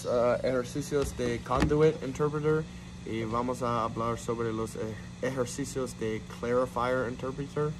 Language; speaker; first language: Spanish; non-native, learner; English